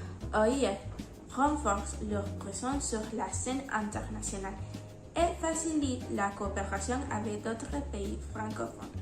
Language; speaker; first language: French; non-native, learner; Spanish